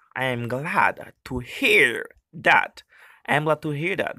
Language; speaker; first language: English; non-native, learner; Haitian Creole